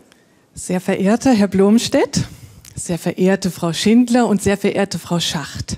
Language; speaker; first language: German; native; German